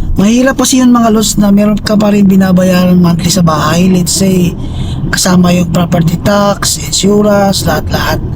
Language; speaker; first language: Filipino; non-native, local second language; Cebuano